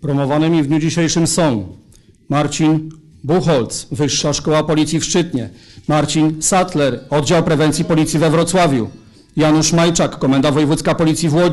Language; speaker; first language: Polish; native; Polish